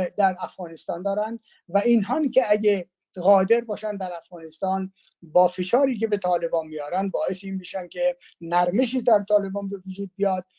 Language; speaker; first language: Persian; native; Persian